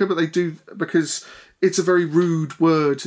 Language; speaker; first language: English; native; English